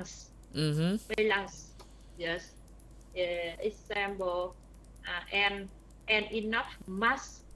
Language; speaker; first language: English; non-native, learner; Vietnamese